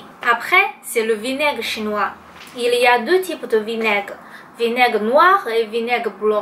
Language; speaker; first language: French; non-native, fluent; Chinese